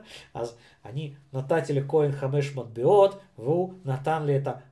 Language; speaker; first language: Hebrew; non-native, fluent; Russian